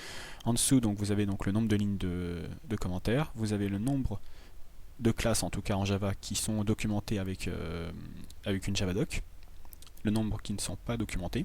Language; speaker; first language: French; native; French